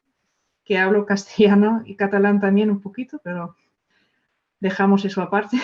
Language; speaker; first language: Spanish; non-native, fluent; Dutch